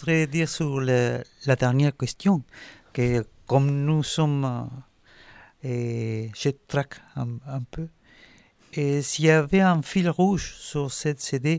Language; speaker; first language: French; non-native, learner; Spanish